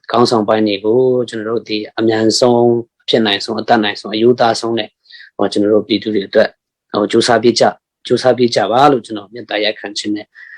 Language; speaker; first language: Burmese; non-native, local second language; Hakha Chin